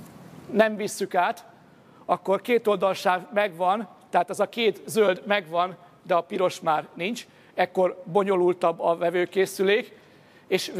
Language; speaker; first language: Hungarian; native; Hungarian